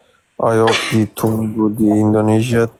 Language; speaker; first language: Indonesian; non-native, learner; Turkish